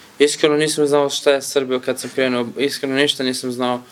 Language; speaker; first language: Serbian; non-native, learner; Kurdish